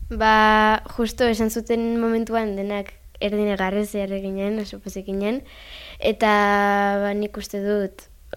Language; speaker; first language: Basque; non-native, local second language; Spanish